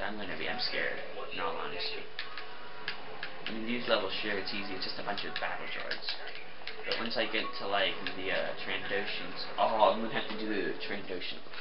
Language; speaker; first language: English; native; English